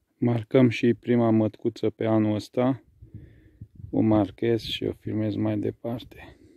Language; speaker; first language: Romanian; non-native, local second language; Hungarian